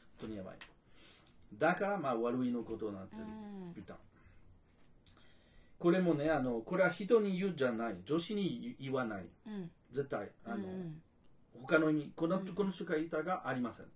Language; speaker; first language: Japanese; non-native, fluent; French